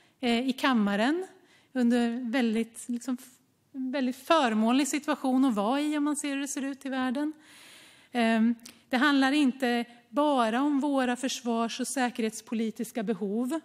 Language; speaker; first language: Swedish; native; Swedish